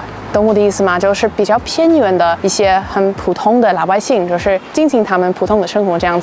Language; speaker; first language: Chinese; non-native, fluent; English